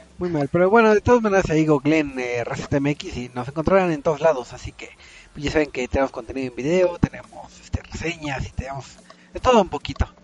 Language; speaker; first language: Spanish; native; Spanish